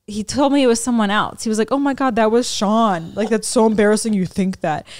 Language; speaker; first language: English; native; English